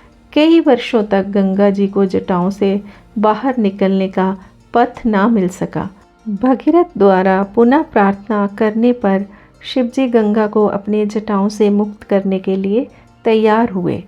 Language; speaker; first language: Hindi; native; Hindi